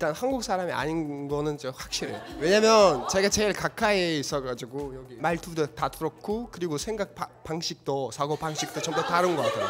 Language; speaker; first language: Korean; non-native, fluent; Uzbek